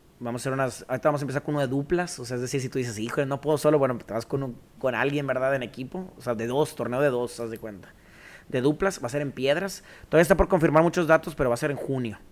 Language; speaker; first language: Spanish; native; Spanish